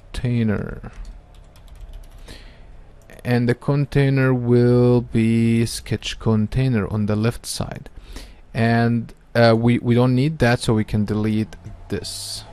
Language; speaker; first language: English; non-native, fluent; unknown